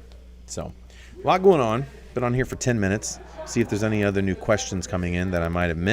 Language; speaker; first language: English; native; English